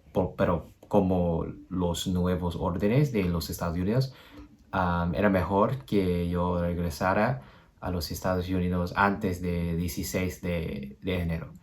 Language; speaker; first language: Spanish; non-native, learner; English